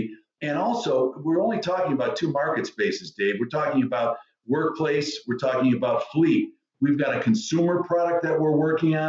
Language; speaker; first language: English; native; English